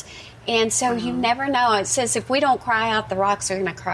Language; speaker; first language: English; native; English